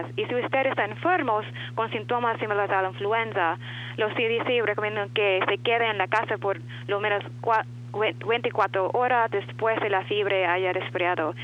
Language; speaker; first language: Spanish; non-native, learner; English